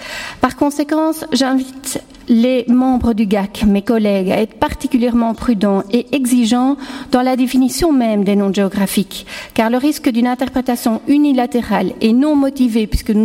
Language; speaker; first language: French; native; French